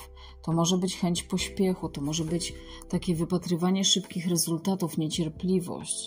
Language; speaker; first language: Polish; native; Polish